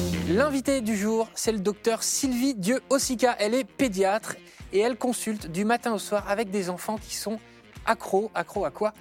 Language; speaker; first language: French; native; French